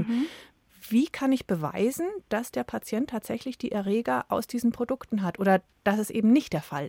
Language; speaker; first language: German; native; German